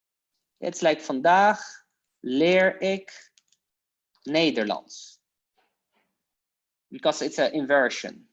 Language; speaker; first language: Dutch; non-native, fluent; Polish